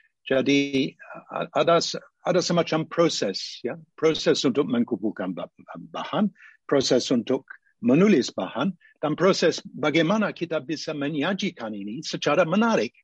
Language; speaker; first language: Indonesian; non-native, fluent; English